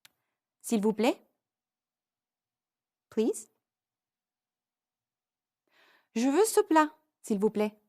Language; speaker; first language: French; non-native, fluent; English